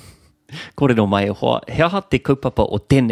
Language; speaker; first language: Māori; non-native, local second language; English